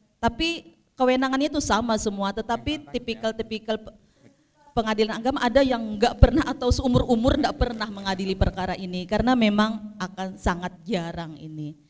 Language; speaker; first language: Indonesian; native; Indonesian